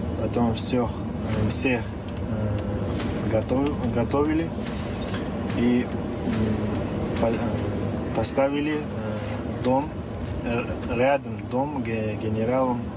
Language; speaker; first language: Russian; non-native, learner; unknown